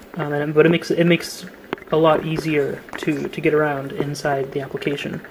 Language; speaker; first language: English; native; English